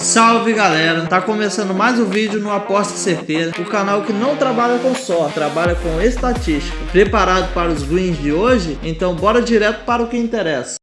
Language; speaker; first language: Portuguese; native; Portuguese